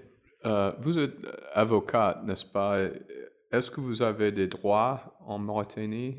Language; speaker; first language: French; non-native, learner; English